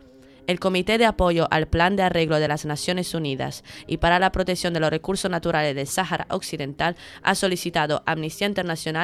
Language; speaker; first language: Spanish; native; Spanish